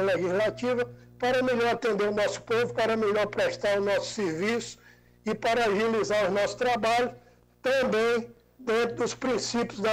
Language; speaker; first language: Portuguese; native; Portuguese